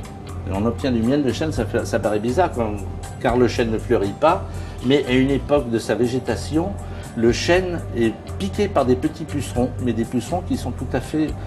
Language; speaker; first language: French; native; French